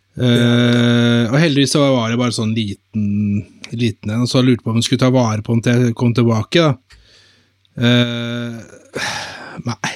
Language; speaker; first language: Norwegian; native; Norwegian